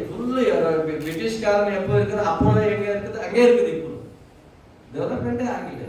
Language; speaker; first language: Tamil; non-native, learner; Kannada